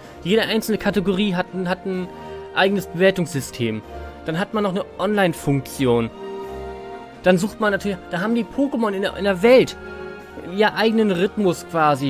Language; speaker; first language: German; native; German